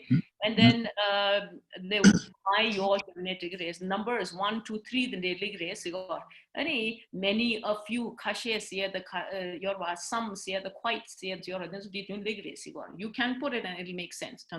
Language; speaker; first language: English; non-native, learner; Tibetan